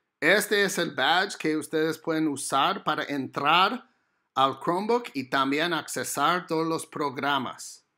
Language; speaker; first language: Spanish; non-native, fluent; English